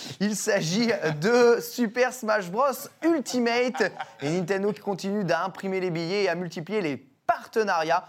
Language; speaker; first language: French; native; French